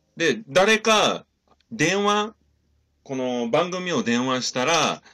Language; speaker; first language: Japanese; non-native, learner; English